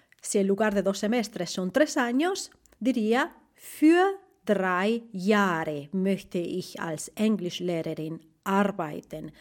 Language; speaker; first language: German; non-native, fluent; Spanish